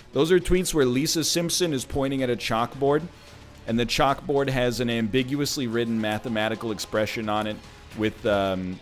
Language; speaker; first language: English; native; English